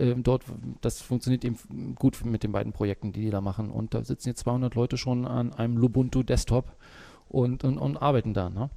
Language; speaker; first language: German; native; German